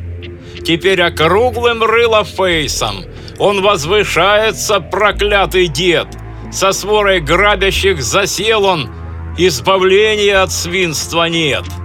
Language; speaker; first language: Russian; native; Russian